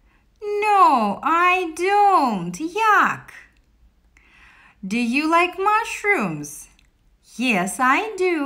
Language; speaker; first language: English; non-native, fluent; Russian